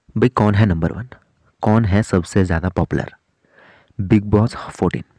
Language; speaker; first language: Hindi; native; Hindi